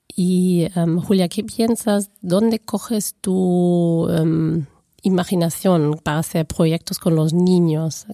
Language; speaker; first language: Spanish; non-native, fluent; German